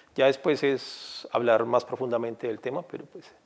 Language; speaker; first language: Spanish; native; Spanish